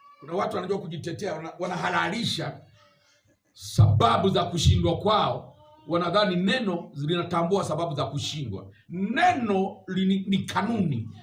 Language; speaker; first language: Swahili; native; Swahili